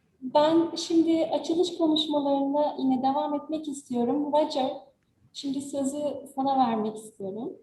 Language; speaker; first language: Turkish; native; Turkish